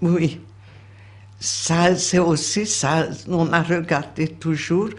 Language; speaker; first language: French; non-native, fluent; Hungarian